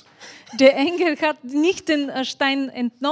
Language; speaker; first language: German; non-native, fluent; Bulgarian